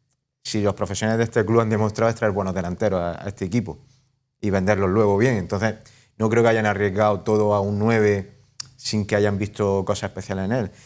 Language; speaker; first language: Spanish; native; Spanish